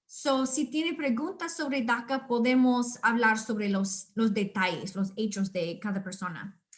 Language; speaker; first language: Spanish; non-native, fluent; English